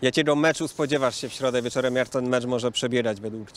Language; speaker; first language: Polish; native; Polish